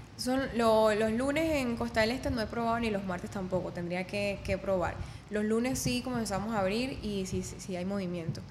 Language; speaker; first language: Spanish; native; Spanish